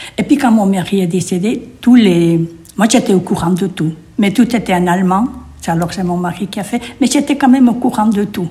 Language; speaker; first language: French; non-native, fluent; Spanish